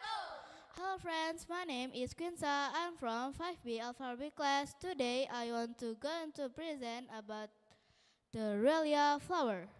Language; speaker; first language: English; non-native, learner; Indonesian